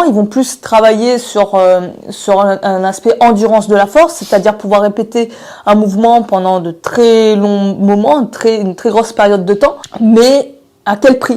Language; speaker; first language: French; native; French